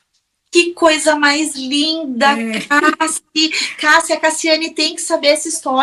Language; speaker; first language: Portuguese; native; Portuguese